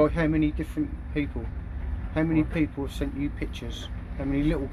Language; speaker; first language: English; native; English